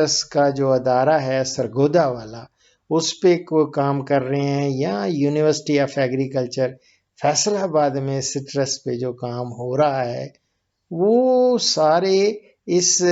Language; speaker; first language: Urdu; native; Urdu